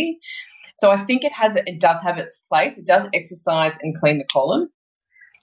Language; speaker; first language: English; native; English